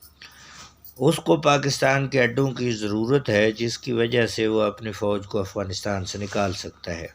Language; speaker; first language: Urdu; non-native, local second language; Saraiki